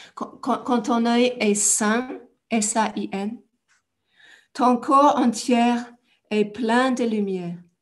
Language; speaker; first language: French; non-native, fluent; English